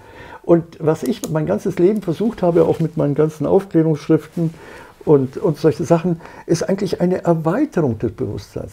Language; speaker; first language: German; native; German